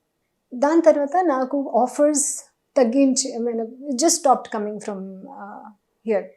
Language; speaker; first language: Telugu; non-native, learner; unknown